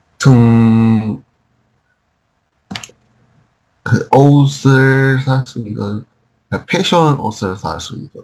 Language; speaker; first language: Korean; non-native, learner; Chinese